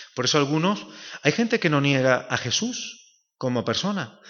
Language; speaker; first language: Spanish; native; Spanish